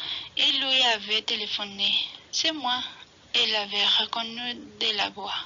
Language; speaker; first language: French; non-native, learner; Spanish